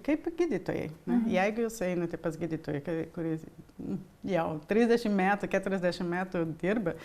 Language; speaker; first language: Lithuanian; early bilingual, heritage; Lithuanian